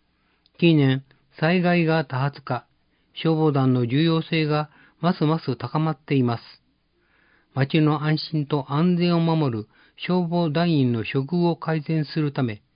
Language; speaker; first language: Japanese; native; Japanese